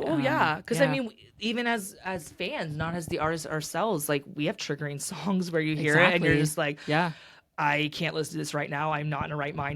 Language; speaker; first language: English; native; English